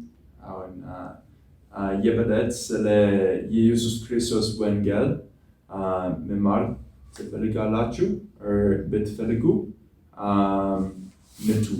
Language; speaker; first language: Amharic; non-native, learner; English